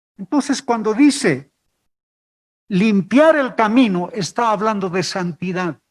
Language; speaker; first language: Spanish; non-native, local second language; Aymara